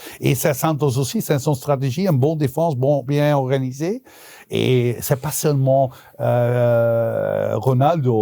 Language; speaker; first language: French; non-native, local second language; Dutch